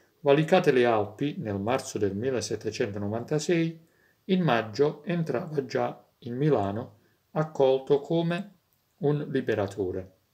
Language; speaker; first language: Italian; native; Italian